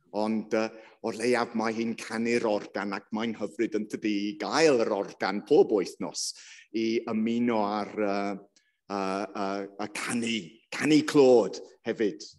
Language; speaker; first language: Welsh; non-native, local second language; English